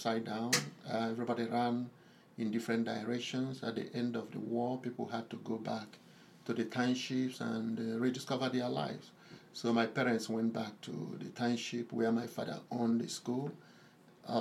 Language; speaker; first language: English; non-native, local second language; Igbo